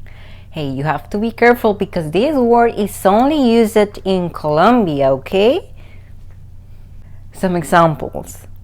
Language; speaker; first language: English; non-native, fluent; Spanish